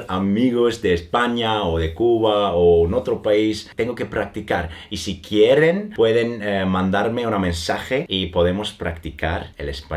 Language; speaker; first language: Spanish; non-native, learner; German